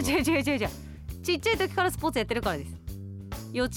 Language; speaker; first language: Japanese; native; Japanese